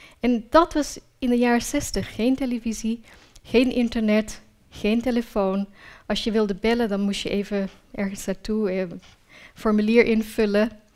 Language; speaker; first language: Dutch; early bilingual, other home language; Urdu